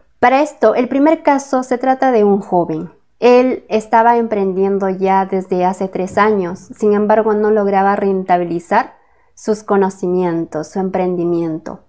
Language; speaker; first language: Spanish; native; Spanish